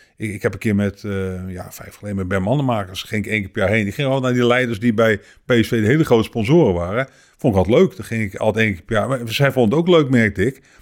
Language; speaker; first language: Dutch; native; Dutch